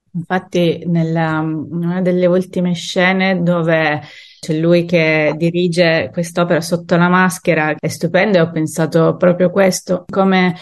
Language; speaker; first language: Italian; native; Italian